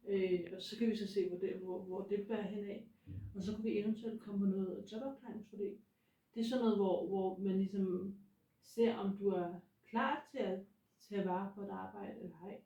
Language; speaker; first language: Danish; native; Danish